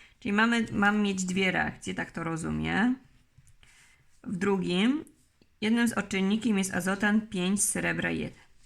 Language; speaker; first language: Polish; native; Polish